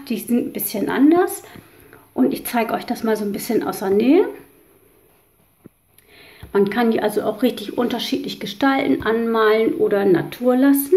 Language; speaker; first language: German; native; German